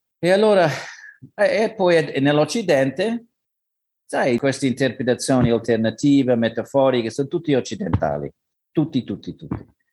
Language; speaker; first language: Italian; non-native, learner; English